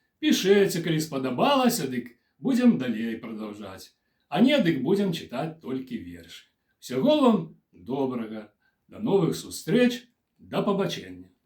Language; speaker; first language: Belarusian; native; Belarusian